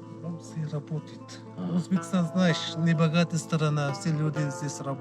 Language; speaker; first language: Russian; non-native, learner; Uzbek